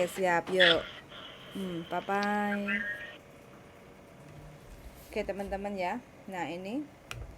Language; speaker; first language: Indonesian; non-native, local second language; Javanese